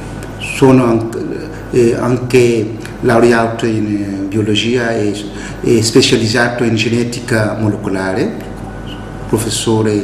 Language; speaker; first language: Italian; non-native, fluent; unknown